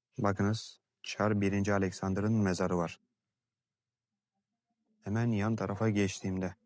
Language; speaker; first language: Turkish; native; Turkish